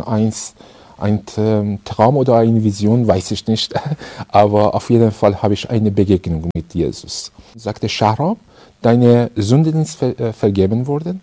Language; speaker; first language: German; non-native, fluent; Persian